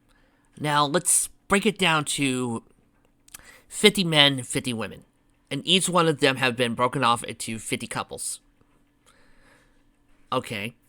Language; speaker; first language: English; native; English